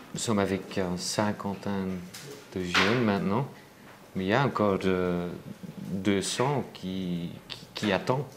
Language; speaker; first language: French; non-native, local second language; Dutch